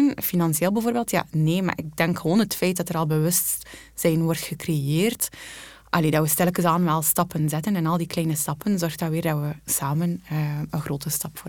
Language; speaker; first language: Dutch; native; Dutch